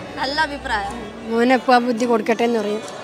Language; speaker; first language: Malayalam; non-native, learner; Nepali